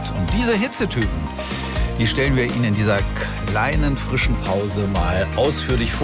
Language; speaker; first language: German; native; German